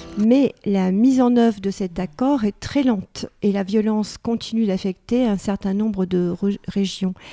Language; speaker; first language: French; native; French